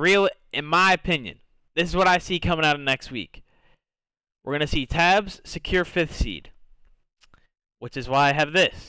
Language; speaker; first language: English; native; English